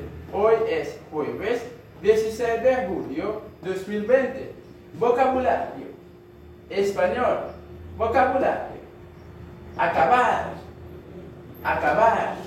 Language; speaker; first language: Spanish; non-native, fluent; Haitian Creole